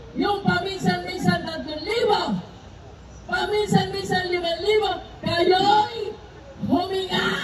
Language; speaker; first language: Filipino; native; Filipino